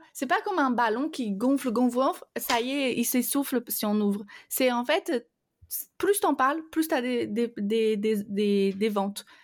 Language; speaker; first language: French; non-native, fluent; Portuguese